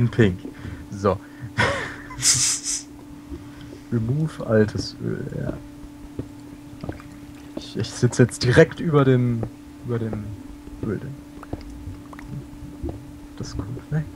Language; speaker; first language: German; native; German